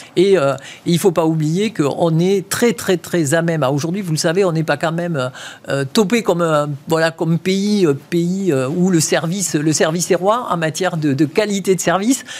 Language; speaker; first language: French; native; French